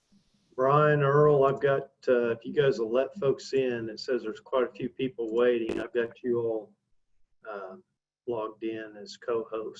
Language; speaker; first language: English; native; English